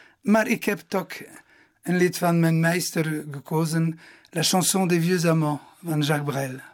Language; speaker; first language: Dutch; non-native, local second language; Italian